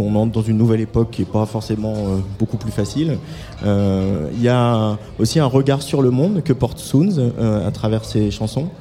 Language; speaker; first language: French; native; French